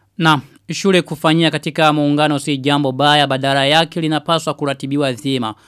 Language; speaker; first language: Swahili; non-native, local second language; Rundi